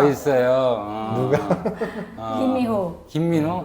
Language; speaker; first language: Korean; native; Korean